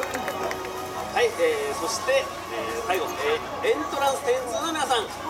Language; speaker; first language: Japanese; native; Japanese